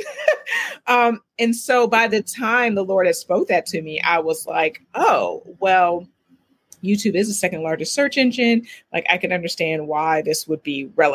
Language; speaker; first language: English; native; English